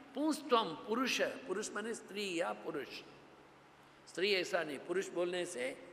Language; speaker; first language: Hindi; non-native, local second language; Gujarati